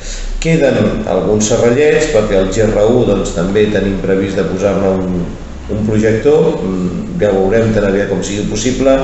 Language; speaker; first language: Catalan; native; Catalan